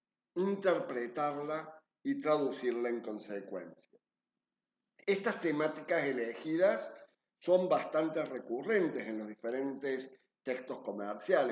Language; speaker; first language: Spanish; native; Spanish